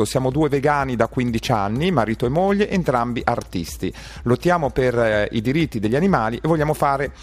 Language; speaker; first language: Italian; native; Italian